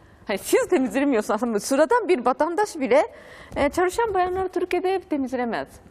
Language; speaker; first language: Turkish; non-native, fluent; Japanese